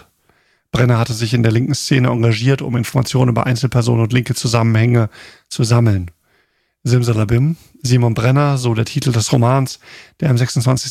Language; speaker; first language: German; native; German